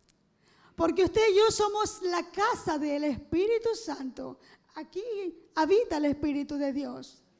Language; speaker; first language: Spanish; native; Spanish